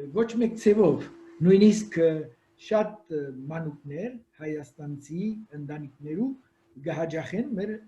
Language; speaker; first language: Armenian; early bilingual, heritage; Armenian